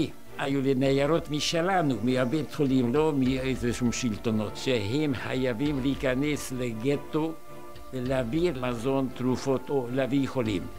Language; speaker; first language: Hebrew; non-native, fluent; Hungarian